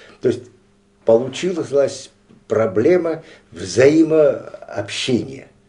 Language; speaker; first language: Russian; non-native, local second language; Abkhazian